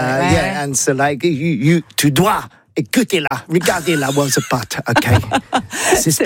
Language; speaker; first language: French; non-native, learner; English